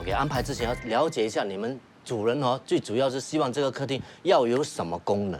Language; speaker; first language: Chinese; native; Chinese